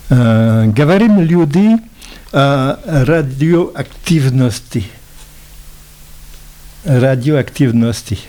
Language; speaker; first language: Russian; non-native, learner; French